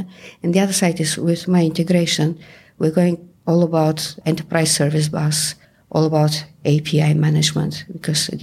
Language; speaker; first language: English; non-native, fluent; Bulgarian